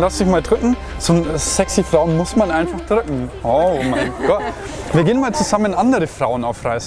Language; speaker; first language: German; native; German